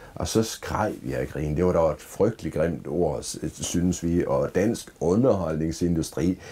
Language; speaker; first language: Danish; native; Danish